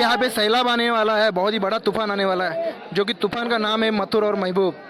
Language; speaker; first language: Hindi; non-native, local second language; Marathi